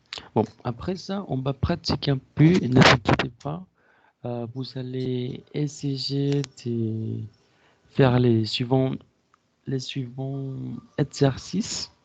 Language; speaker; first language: French; non-native, fluent; Spanish